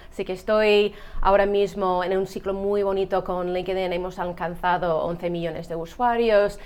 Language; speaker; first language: Spanish; non-native, fluent; English